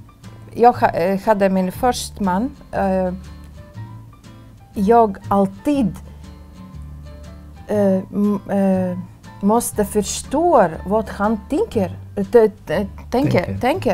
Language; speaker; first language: Swedish; non-native, learner; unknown